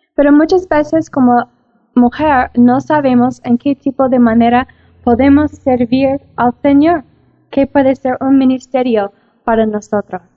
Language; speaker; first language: Spanish; non-native, fluent; English